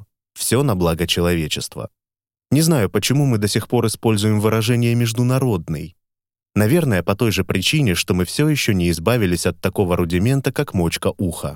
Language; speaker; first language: Russian; native; Russian